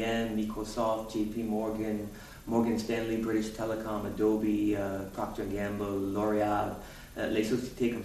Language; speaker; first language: French; non-native, fluent; English